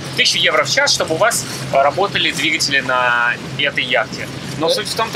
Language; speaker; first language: Russian; native; Russian